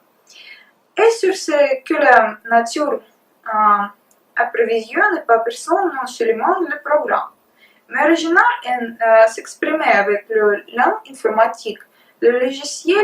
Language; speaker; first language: French; non-native, learner; Russian